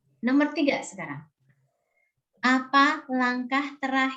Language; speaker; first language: Indonesian; native; Indonesian